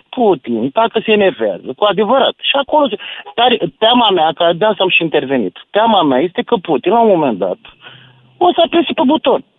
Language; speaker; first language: Romanian; native; Romanian